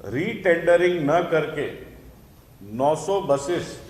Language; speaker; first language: Hindi; non-native, local second language; Marathi